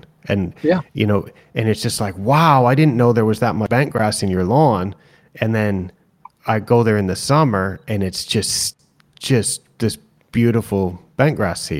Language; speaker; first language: English; native; English